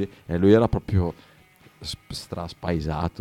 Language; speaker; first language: Italian; native; Italian